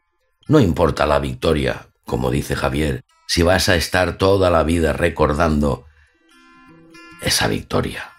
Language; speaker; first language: Spanish; native; Spanish